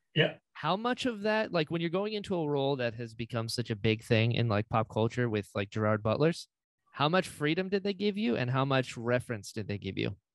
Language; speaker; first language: English; native; English